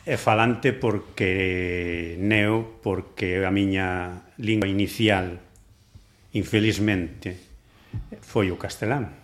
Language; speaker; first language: Galician; non-native, local second language; Spanish